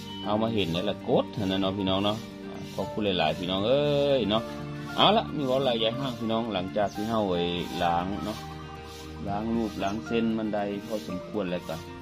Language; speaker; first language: Thai; non-native, local second language; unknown